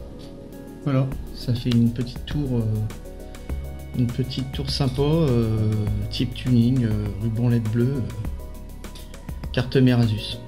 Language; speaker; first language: French; native; French